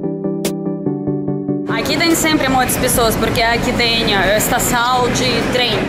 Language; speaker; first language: Portuguese; non-native, learner; Russian